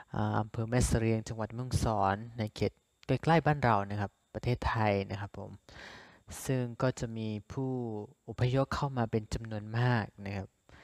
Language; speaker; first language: Thai; non-native, local second language; S'gaw Karen